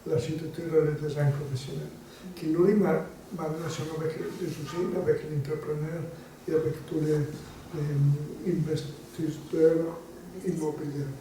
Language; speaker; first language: French; non-native, learner; Italian